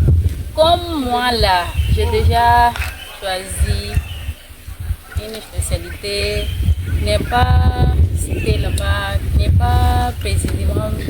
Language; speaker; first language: French; non-native, learner; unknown